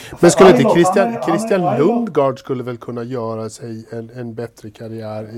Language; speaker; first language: Swedish; native; Swedish